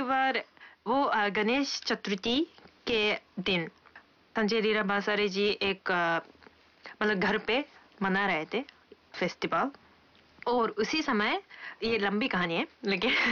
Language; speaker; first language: Hindi; non-native, fluent; Japanese